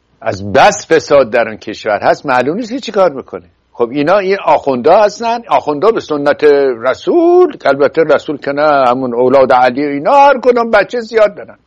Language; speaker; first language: Persian; native; Persian